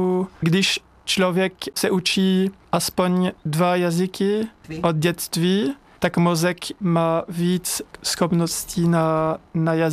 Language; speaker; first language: Czech; non-native, fluent; French